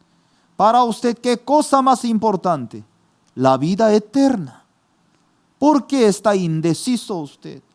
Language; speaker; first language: Spanish; non-native, fluent; Korean